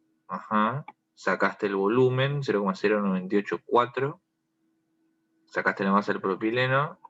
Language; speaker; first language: Spanish; native; Spanish